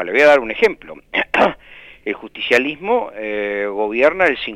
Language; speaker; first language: Spanish; native; Spanish